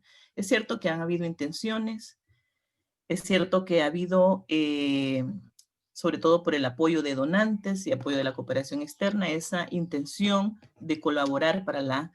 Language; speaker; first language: Spanish; native; Spanish